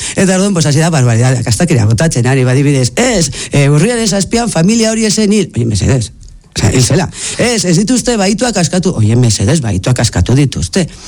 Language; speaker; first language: Basque; non-native, local second language; Spanish